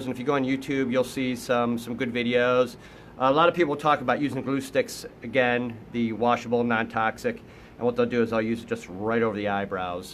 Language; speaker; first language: English; native; English